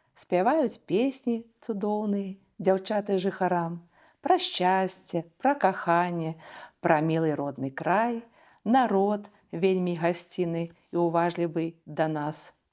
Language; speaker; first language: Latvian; early bilingual, other home language; Belarusian